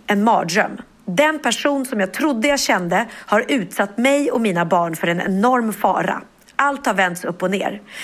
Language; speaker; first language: Swedish; native; Swedish